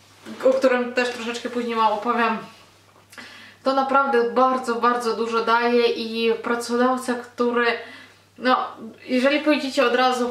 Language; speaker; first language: Polish; non-native, fluent; Ukrainian